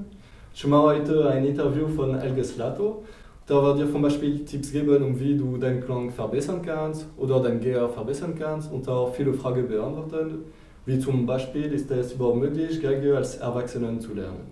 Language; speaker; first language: German; non-native, fluent; French